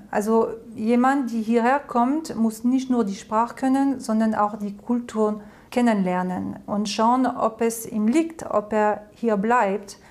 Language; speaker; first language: German; non-native, fluent; French